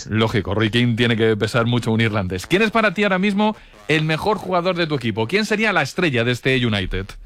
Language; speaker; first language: Spanish; native; Spanish